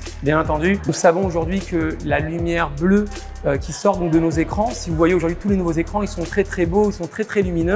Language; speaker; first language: French; native; French